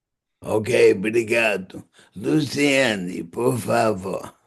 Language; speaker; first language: Portuguese; non-native, fluent; English